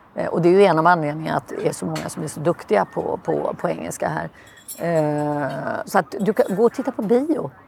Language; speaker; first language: Swedish; native; Swedish